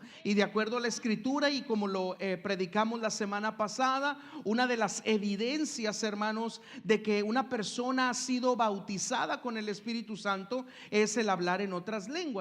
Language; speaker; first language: Spanish; native; Spanish